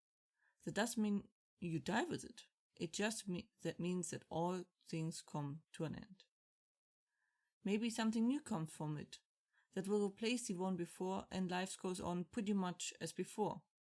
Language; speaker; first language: English; non-native, fluent; German